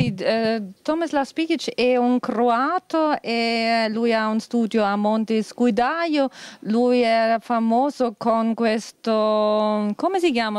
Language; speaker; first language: Italian; non-native, fluent; German